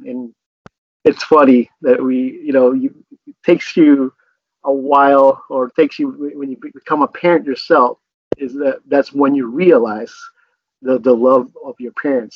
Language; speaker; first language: English; non-native, local second language; Filipino